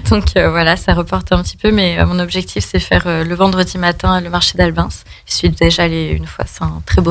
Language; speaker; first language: French; native; French